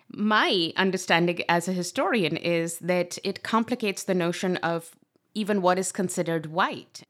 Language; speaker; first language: English; non-native, local second language; Urdu